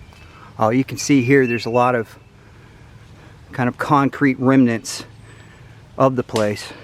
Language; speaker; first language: English; native; English